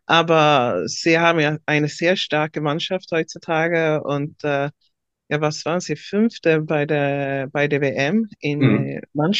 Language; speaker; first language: German; non-native, fluent; Swedish